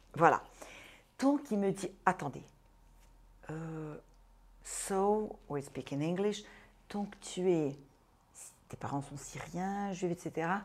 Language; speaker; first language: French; non-native, fluent; Portuguese